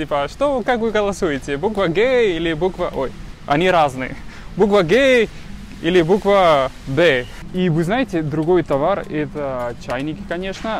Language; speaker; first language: Russian; non-native, fluent; Spanish